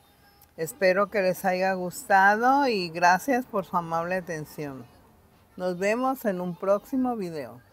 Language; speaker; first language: Spanish; native; Spanish